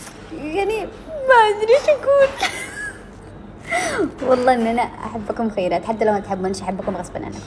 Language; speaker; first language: Arabic; native; Arabic